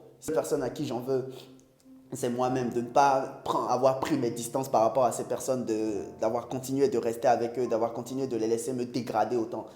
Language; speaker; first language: French; non-native, local second language; Ewe